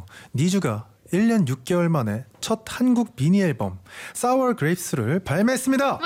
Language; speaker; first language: Korean; native; Korean